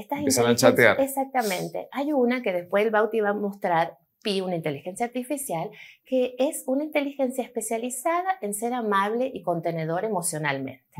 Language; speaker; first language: Spanish; native; Spanish